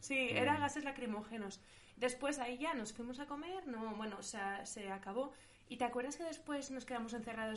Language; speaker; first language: Spanish; native; Spanish